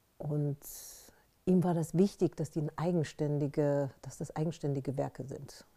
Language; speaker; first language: German; native; German